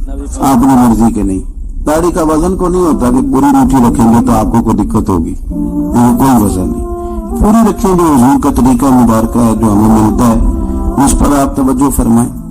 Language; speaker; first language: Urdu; non-native, local second language; Punjabi